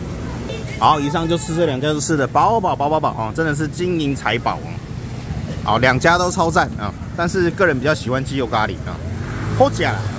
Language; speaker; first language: Chinese; native; Chinese